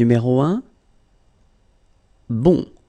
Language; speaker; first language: French; native; French